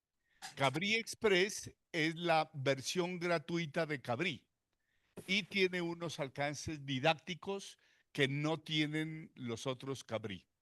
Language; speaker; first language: Spanish; native; Spanish